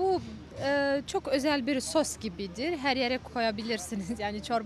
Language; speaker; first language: Turkish; non-native, fluent; Bosnian